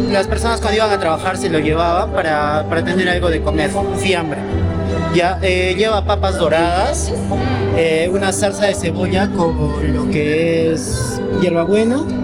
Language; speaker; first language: Spanish; native; Spanish